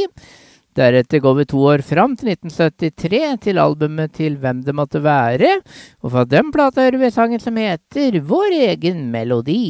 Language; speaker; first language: Norwegian; native; Norwegian